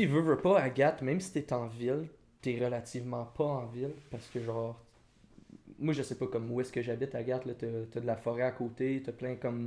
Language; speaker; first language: French; native; French